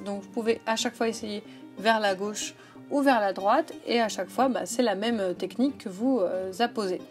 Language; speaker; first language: French; native; French